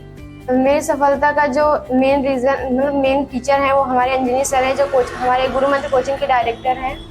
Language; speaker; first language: Hindi; native; Hindi